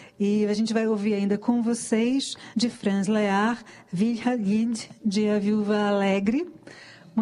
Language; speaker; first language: Portuguese; native; Portuguese